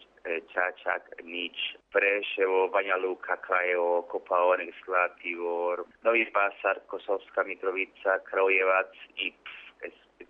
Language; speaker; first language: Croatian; early bilingual, heritage; Spanish